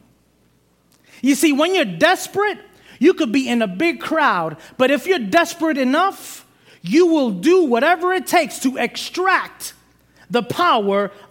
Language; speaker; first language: English; native; English